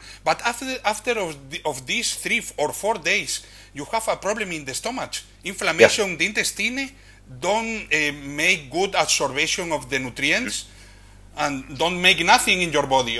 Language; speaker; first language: English; non-native, learner; Spanish